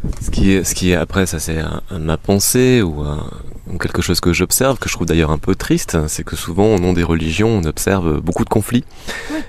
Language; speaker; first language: French; native; French